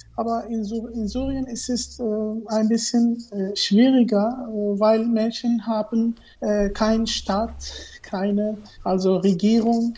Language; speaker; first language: German; non-native, learner; Arabic